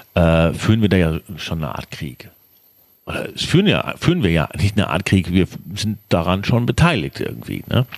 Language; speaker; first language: German; native; German